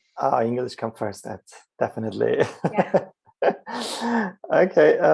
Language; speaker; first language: English; non-native, fluent; Turkish